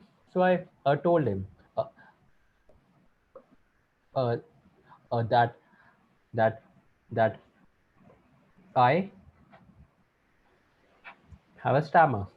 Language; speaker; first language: English; non-native, local second language; Hindi